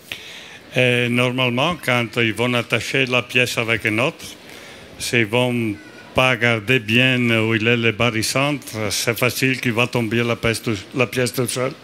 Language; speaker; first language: French; non-native, fluent; Italian